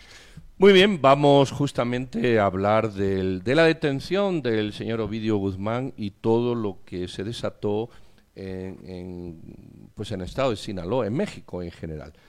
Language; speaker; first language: Spanish; native; Spanish